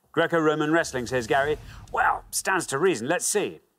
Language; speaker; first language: English; native; English